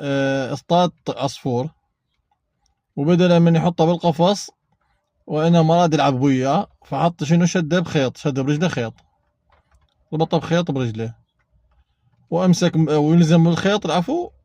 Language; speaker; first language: Arabic; native; Arabic